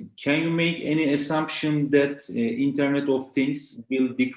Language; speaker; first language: English; non-native, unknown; Turkish